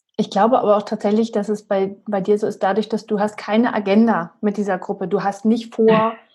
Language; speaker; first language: German; native; German